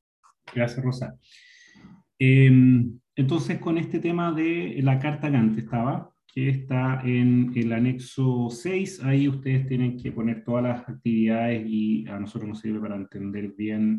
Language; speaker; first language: Spanish; native; Spanish